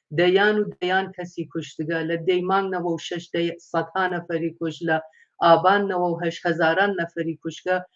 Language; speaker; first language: Central Kurdish; non-native, local second language; Persian